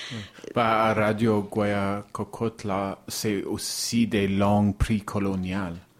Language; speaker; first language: French; non-native, learner; English